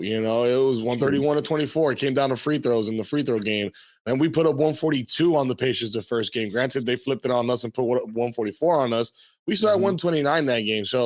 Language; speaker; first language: English; native; English